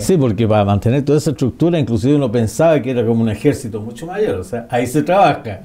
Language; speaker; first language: Spanish; native; Spanish